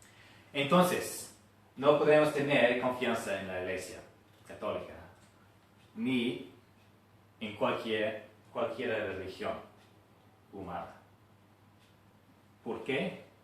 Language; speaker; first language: Spanish; non-native, fluent; English